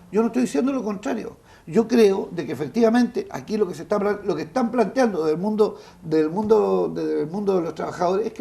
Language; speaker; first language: Spanish; native; Spanish